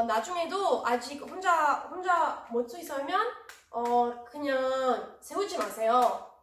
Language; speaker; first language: Korean; non-native, learner; French